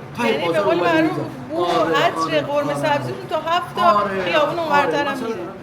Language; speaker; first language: Persian; native; Persian